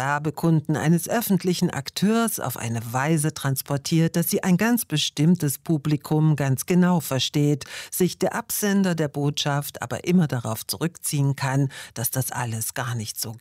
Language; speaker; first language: German; native; German